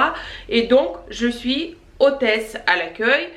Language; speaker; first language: French; non-native, fluent; Russian